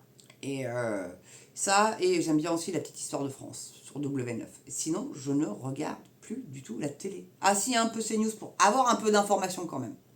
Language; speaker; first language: French; native; French